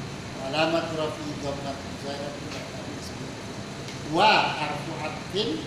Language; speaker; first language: Arabic; non-native, fluent; Indonesian